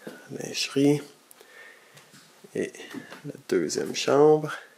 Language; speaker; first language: French; native; French